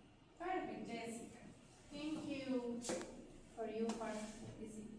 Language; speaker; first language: English; non-native, learner; Spanish